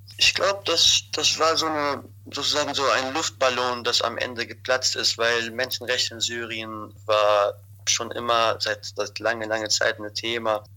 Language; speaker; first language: German; non-native, fluent; Arabic